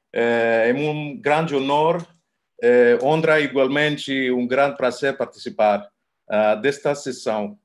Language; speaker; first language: Portuguese; non-native, learner; Greek